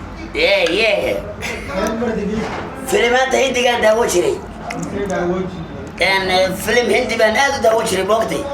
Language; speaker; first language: Hindi; non-native, learner; Somali